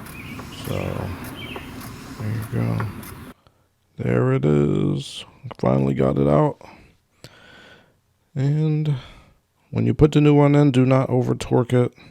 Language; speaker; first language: English; native; English